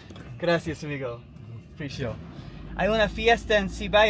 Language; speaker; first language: Spanish; non-native, learner; English